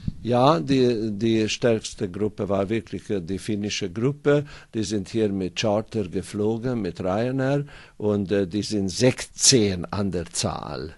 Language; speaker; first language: German; non-native, fluent; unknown